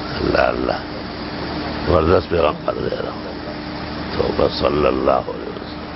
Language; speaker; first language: Urdu; non-native, local second language; Pashto